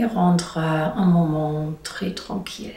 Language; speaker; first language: French; non-native, learner; German